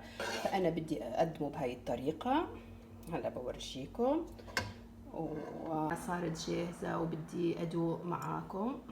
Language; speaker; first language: Arabic; native; Arabic